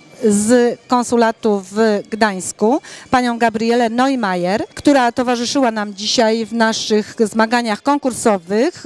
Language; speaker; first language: Polish; native; Polish